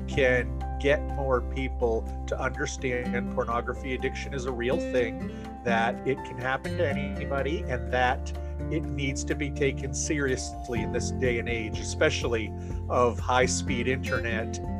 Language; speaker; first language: English; native; English